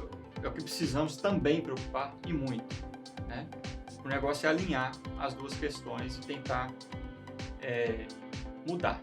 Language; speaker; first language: Portuguese; native; Portuguese